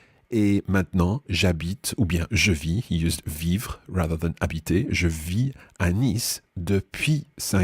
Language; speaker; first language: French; non-native, fluent; English